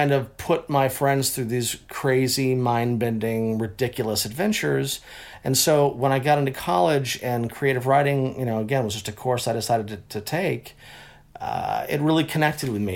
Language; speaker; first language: English; native; English